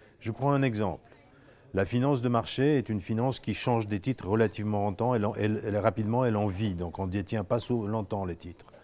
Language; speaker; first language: French; non-native, fluent; Polish